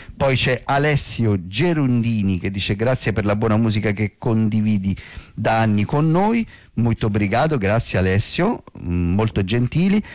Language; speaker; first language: Italian; native; Italian